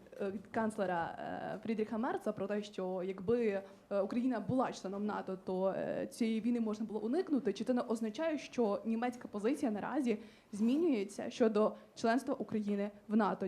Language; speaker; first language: Ukrainian; native; Ukrainian